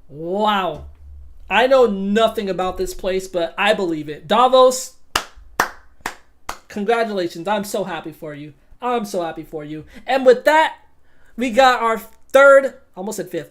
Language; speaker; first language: English; native; English